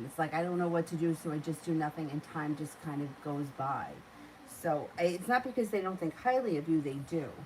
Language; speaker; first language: English; native; English